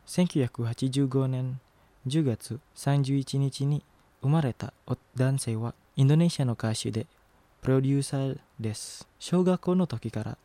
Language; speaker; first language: Japanese; non-native, fluent; Indonesian